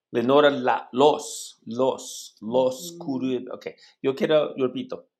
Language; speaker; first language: Spanish; non-native, learner; English